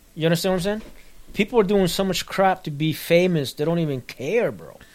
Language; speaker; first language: English; early bilingual, other home language; Spanish